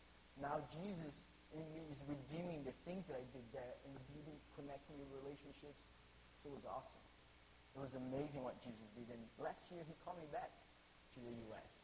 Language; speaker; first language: English; non-native, fluent; Portuguese